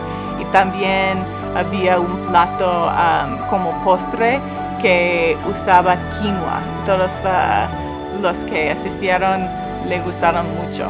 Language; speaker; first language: Spanish; non-native, fluent; English